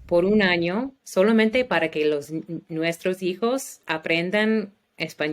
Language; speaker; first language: Spanish; non-native, learner; English